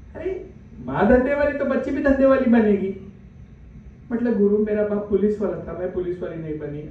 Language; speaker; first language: Hindi; non-native, local second language; Marathi